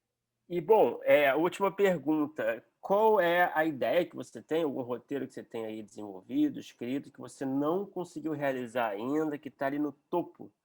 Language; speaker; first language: Portuguese; native; Portuguese